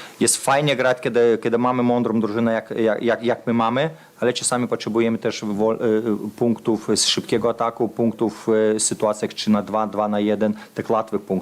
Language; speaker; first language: Polish; non-native, fluent; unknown